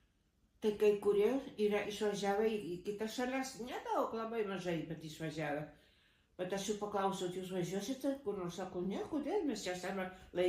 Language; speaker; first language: Lithuanian; early bilingual, heritage; Lithuanian